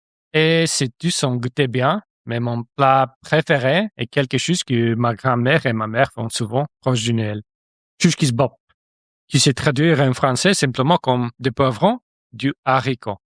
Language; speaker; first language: French; non-native, learner; Bulgarian